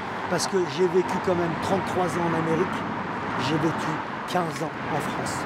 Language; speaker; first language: French; native; French